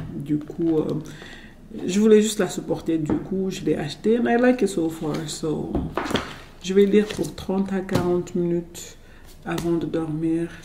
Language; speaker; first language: French; non-native, local second language; Wolof